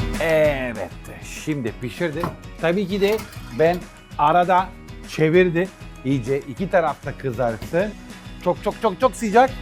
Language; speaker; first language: Turkish; non-native, fluent; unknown